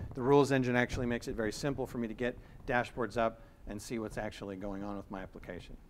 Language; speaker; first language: English; native; English